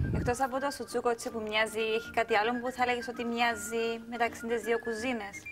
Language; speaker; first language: Greek; native; Greek